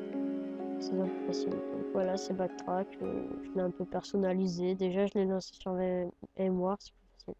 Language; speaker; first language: French; native; French